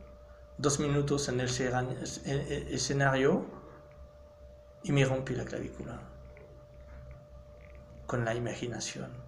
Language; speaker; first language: Spanish; non-native, fluent; French